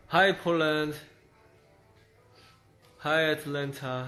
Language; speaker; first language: English; non-native, learner; Korean